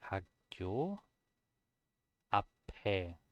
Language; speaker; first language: Korean; non-native, learner; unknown